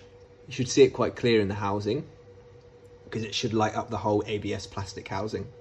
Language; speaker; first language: English; native; English